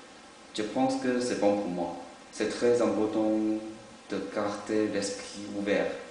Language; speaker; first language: French; non-native, learner; Chinese